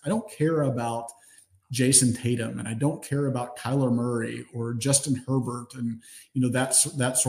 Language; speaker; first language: English; native; English